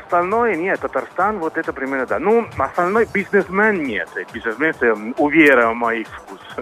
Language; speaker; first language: Russian; non-native, learner; Italian